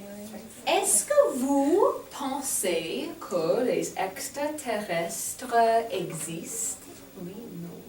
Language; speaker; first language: French; non-native, fluent; English